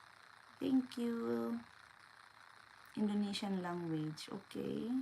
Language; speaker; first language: English; non-native, local second language; Filipino